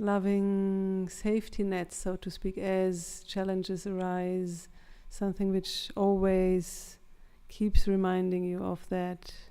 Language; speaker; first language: English; non-native, fluent; German